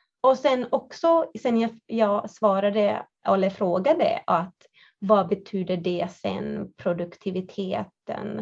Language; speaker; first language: Swedish; non-native, fluent; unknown